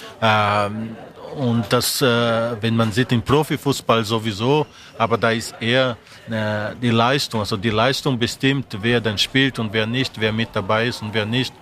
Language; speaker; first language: German; non-native, fluent; Portuguese